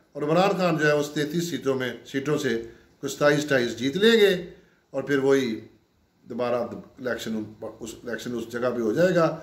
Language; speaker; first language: Urdu; non-native, local second language; Punjabi